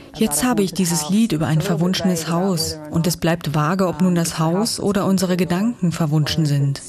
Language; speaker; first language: German; non-native, fluent; English